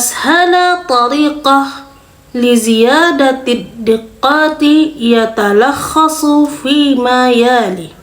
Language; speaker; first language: Arabic; non-native, fluent; Indonesian